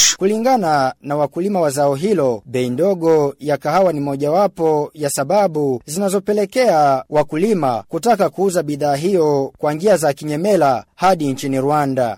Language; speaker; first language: Swahili; non-native, local second language; Rundi